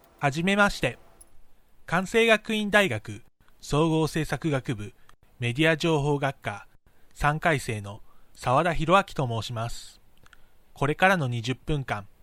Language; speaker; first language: Japanese; native; Japanese